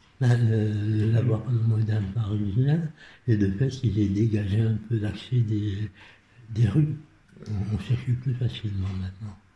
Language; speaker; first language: French; non-native, local second language; Arabic